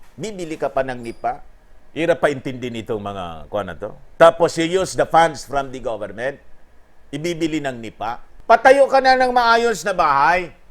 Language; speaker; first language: Filipino; non-native, local second language; Bikol